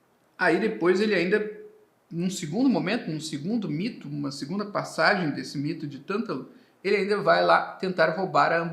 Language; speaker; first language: Portuguese; native; Portuguese